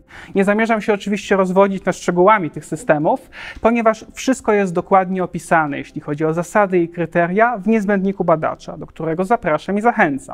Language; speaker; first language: Polish; native; Polish